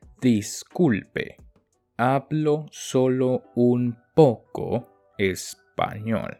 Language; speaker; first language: Spanish; non-native, fluent; Chinese